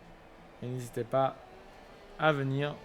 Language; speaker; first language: French; native; French